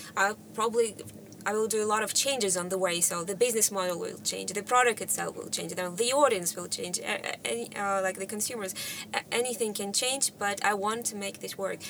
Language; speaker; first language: English; non-native, fluent; Russian